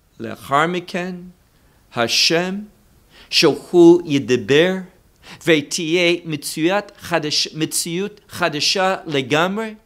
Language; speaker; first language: Hebrew; non-native, fluent; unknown